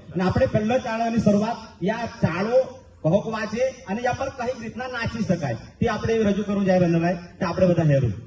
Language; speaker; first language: Gujarati; non-native, local second language; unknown